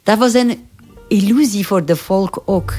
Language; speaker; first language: Dutch; non-native, fluent; Persian